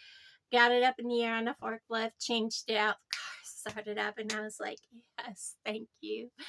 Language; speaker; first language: English; native; English